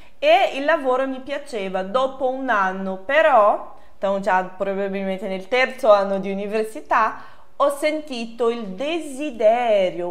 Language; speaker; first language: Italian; non-native, fluent; Portuguese